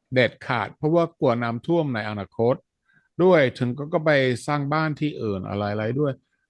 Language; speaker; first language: Thai; non-native, fluent; Dutch